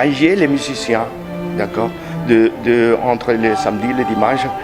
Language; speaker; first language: French; non-native, learner; Spanish